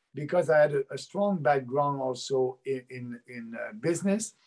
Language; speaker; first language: English; native; English